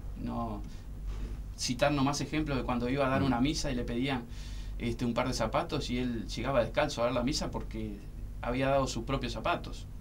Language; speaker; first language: Spanish; native; Spanish